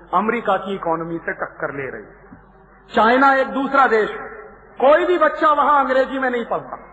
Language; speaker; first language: Hindi; native; Hindi